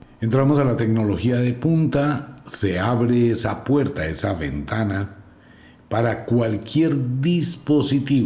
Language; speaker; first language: Spanish; native; Spanish